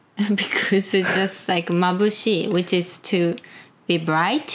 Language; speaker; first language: English; non-native, fluent; Japanese